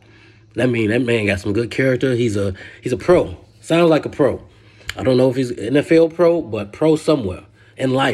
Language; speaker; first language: English; native; English